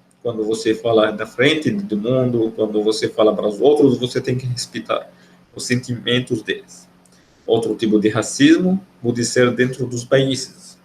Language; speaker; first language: Portuguese; non-native, fluent; Arabic